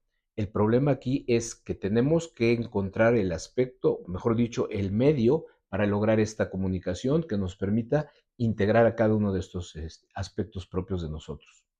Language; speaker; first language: Spanish; native; Spanish